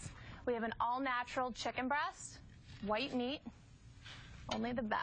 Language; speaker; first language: English; native; English